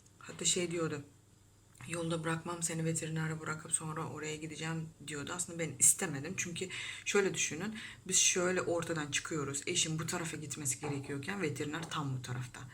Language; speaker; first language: Turkish; non-native, fluent; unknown